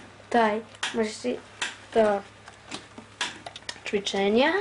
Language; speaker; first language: Polish; early bilingual, other home language; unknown